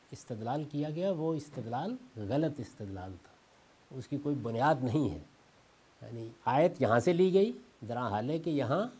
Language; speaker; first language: Urdu; non-native, local second language; Punjabi